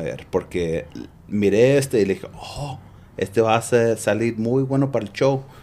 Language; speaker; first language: Spanish; early bilingual, other home language; English